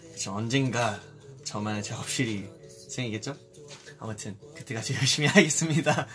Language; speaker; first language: Korean; early bilingual, heritage; Korean